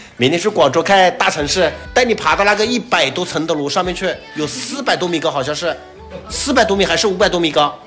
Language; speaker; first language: Chinese; native; Chinese